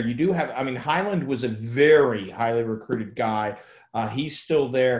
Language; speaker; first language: English; native; English